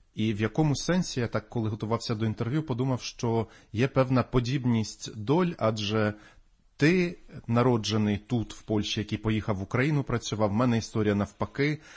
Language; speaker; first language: Ukrainian; native; Ukrainian